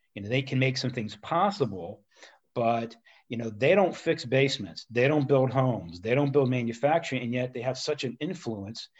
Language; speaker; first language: English; native; English